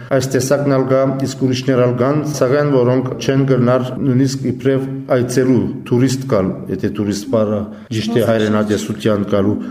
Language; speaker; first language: Armenian; early bilingual, heritage; Armenian